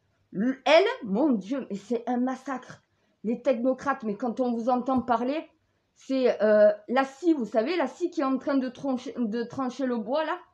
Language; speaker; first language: French; native; French